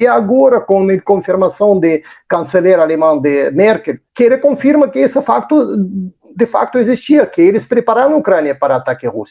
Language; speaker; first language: Portuguese; non-native, fluent; Russian